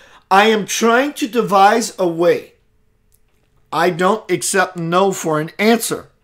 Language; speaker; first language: English; native; English